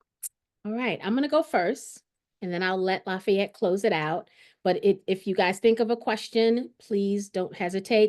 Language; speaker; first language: English; native; English